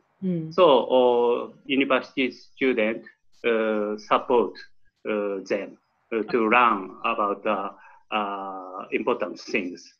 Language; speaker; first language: English; non-native, learner; Japanese